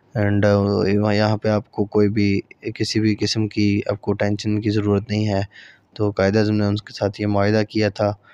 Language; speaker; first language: Urdu; non-native, local second language; Punjabi